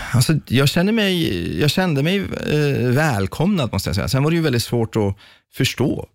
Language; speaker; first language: Swedish; early bilingual, other home language; Persian